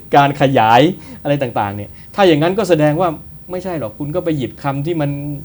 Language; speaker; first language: Thai; native; Thai